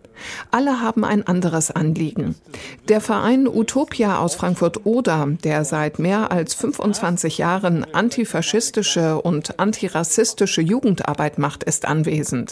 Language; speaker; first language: German; native; German